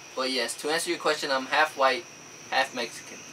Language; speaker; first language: English; native; English